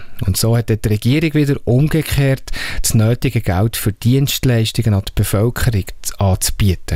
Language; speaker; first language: German; native; German